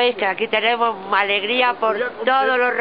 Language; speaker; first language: Spanish; native; Spanish